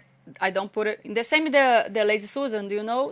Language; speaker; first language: English; non-native, learner; Portuguese